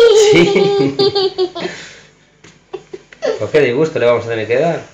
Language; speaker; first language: Spanish; native; Spanish